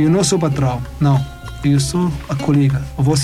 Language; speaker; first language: Portuguese; non-native, learner; Arabic